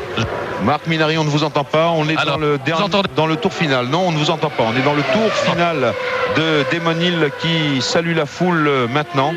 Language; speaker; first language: French; native; French